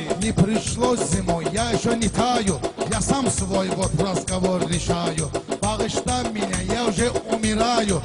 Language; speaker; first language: Russian; non-native, learner; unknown